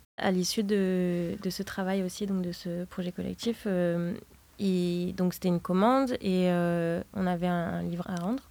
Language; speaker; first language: French; native; French